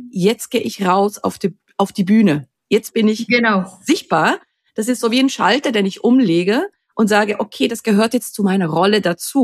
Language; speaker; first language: German; native; German